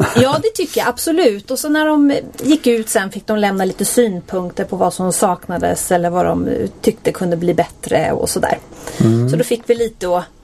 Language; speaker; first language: Swedish; native; Swedish